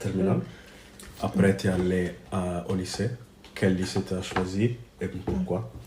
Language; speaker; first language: French; non-native, learner; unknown